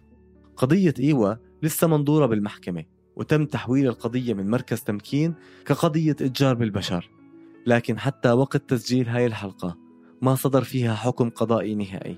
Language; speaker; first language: Arabic; native; Arabic